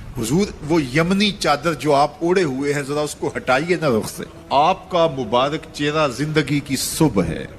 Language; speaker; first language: Urdu; non-native, local second language; Punjabi